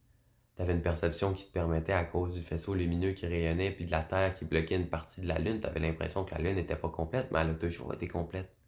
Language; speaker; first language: French; native; French